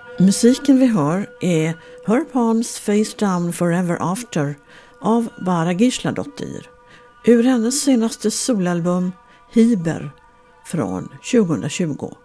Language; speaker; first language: Swedish; native; Swedish